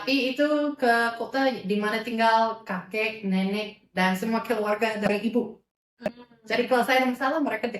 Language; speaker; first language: Indonesian; non-native, fluent; English